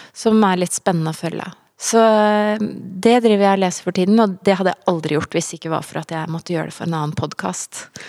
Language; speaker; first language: Norwegian; native; Norwegian